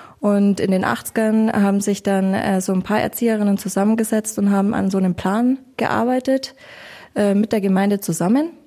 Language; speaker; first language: German; native; German